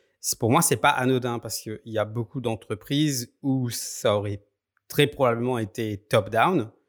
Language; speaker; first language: French; native; French